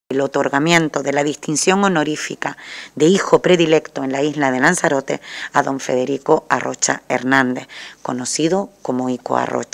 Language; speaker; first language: Spanish; native; Spanish